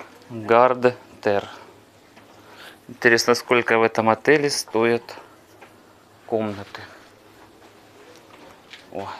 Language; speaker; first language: Russian; native; Russian